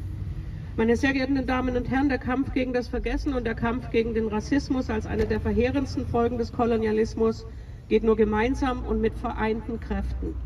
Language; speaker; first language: German; native; German